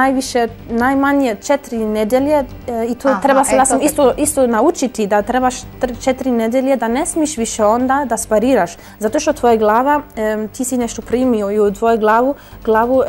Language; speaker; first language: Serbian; early bilingual, heritage; German